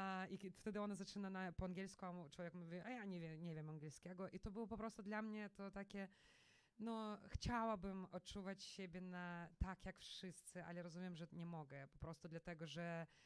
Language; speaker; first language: Polish; non-native, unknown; Russian